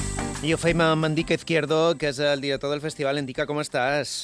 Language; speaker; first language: Catalan; native; Catalan